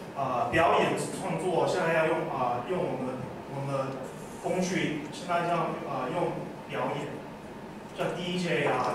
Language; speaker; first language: Chinese; early bilingual, heritage; English